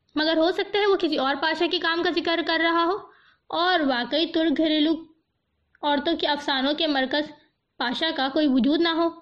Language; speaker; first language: Urdu; native; Urdu